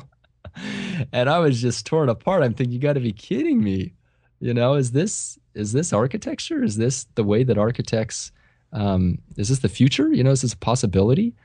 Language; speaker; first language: English; native; English